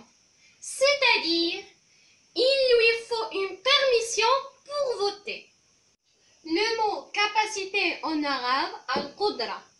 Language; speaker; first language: French; non-native, local second language; Arabic